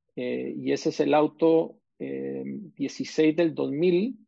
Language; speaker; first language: Spanish; native; Spanish